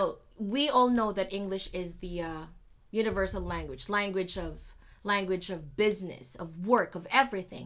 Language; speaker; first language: English; non-native, local second language; Filipino